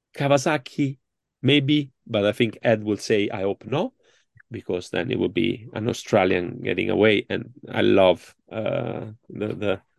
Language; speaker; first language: English; non-native, fluent; Italian